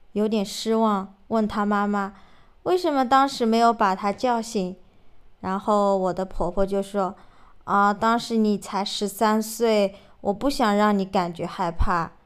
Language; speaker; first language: Chinese; native; Chinese